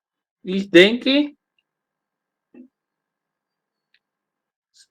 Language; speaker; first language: German; non-native, learner; Urdu